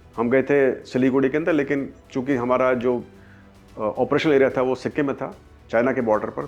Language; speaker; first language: Hindi; native; Hindi